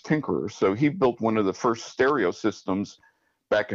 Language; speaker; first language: English; native; English